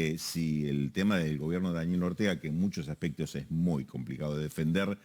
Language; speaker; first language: Spanish; native; Spanish